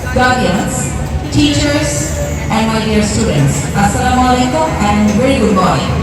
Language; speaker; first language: English; non-native, local second language; Bangla